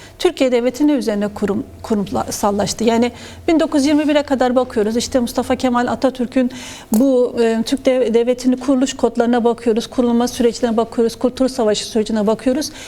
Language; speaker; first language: Turkish; non-native, local second language; Kurdish